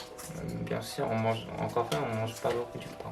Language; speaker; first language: French; non-native, learner; Korean